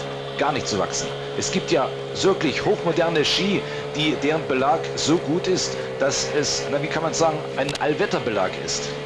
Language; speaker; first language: German; native; German